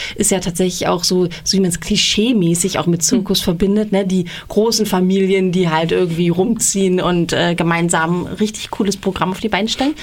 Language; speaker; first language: German; native; German